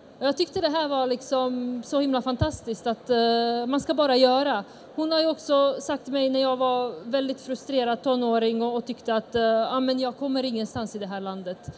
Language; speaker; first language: Swedish; early bilingual, other home language; Bosnian